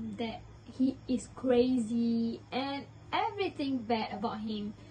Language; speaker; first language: English; non-native, local second language; Malay